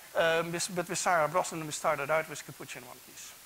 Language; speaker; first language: English; non-native, fluent; Dutch